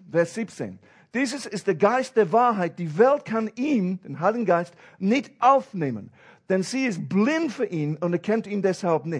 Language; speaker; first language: German; non-native, fluent; English